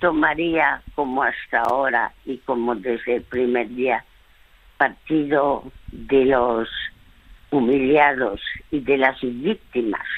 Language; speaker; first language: Spanish; early bilingual, other home language; French